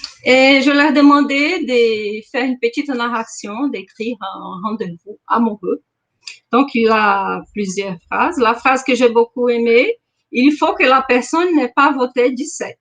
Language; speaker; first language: French; non-native, fluent; Portuguese